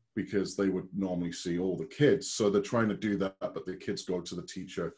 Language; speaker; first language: English; native; English